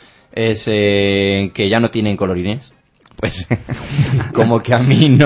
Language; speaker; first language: Spanish; native; Spanish